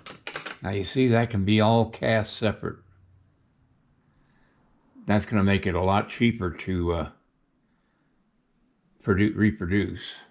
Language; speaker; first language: English; native; English